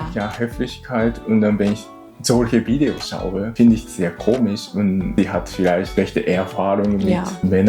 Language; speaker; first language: German; non-native, learner; Japanese